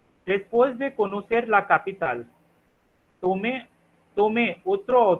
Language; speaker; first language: Spanish; non-native, fluent; Hindi